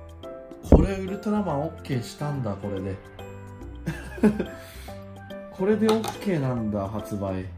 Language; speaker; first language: Japanese; native; Japanese